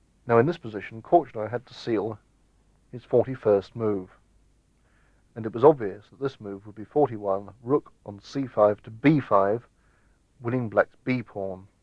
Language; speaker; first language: English; native; English